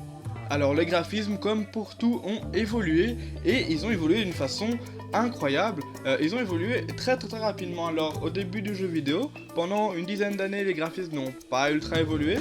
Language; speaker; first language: French; native; French